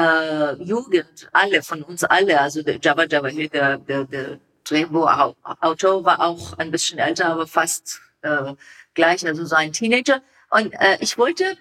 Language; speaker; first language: German; non-native, learner; Persian